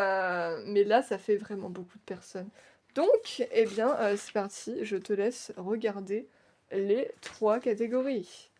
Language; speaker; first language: French; native; French